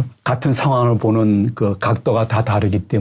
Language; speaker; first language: Korean; native; Korean